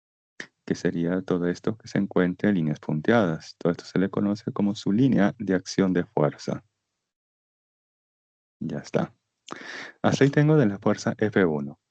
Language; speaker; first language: Spanish; native; Spanish